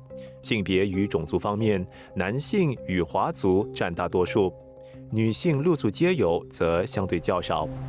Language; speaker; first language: Chinese; native; Chinese